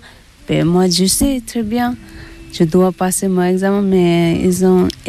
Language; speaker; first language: French; non-native, learner; Tibetan